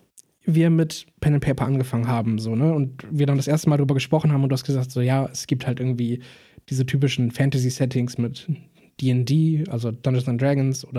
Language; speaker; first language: German; native; German